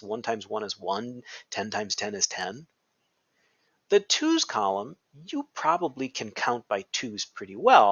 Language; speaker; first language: English; native; English